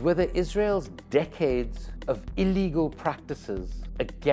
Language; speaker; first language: English; native; English